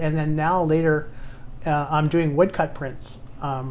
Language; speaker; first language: English; native; English